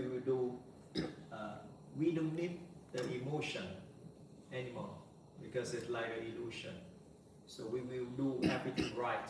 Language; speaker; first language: English; non-native, learner; Vietnamese